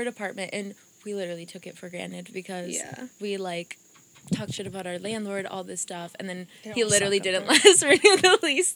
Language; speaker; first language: English; early bilingual, other home language; Portuguese